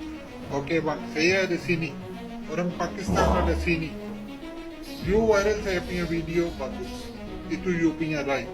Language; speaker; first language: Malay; non-native, learner; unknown